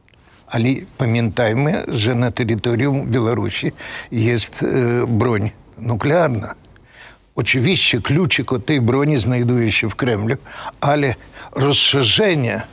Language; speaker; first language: Polish; non-native, fluent; Russian